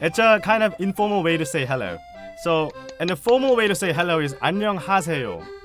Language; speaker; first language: English; non-native, fluent; Korean